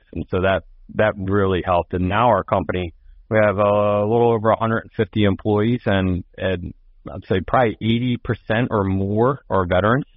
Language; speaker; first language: English; native; English